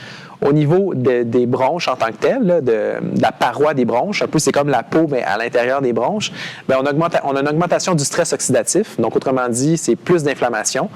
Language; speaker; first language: French; native; French